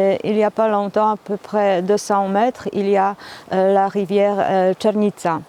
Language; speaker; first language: French; non-native, fluent; Polish